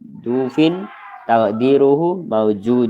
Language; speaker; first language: Arabic; non-native, learner; Indonesian